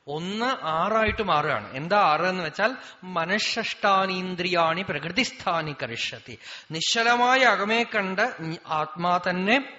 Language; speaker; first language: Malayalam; native; Malayalam